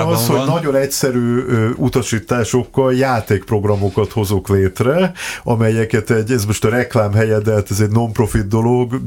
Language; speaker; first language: Hungarian; native; Hungarian